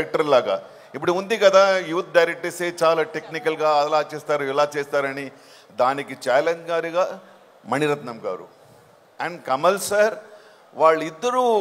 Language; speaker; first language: Telugu; non-native, local second language; Tamil